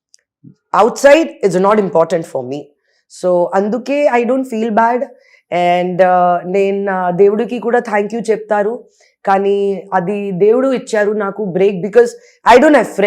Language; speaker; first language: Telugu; non-native, local second language; Hindi